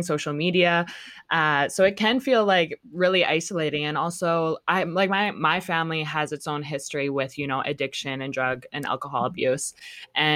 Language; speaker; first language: English; native; English